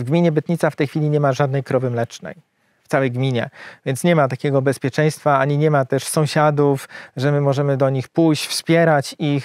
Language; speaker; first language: Polish; native; Polish